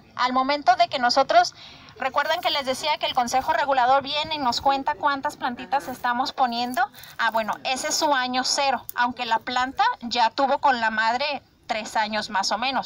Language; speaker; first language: Spanish; native; Spanish